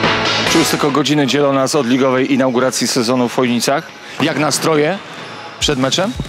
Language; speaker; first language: Polish; native; Polish